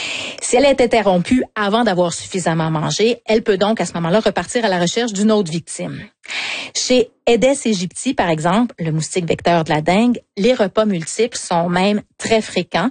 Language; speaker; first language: French; native; French